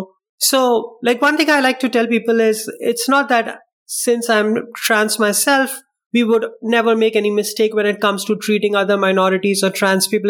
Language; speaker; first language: English; non-native, local second language; Hindi